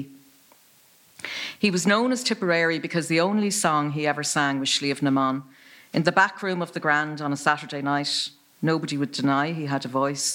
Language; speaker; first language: English; native; English